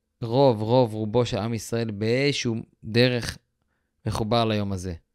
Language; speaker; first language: Hebrew; native; Hebrew